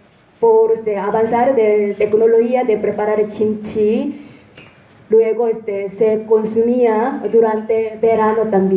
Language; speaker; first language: Spanish; non-native, fluent; Korean